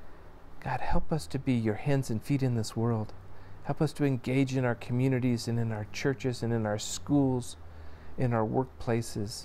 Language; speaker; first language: English; native; English